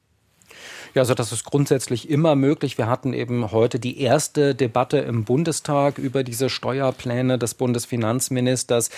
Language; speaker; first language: German; native; German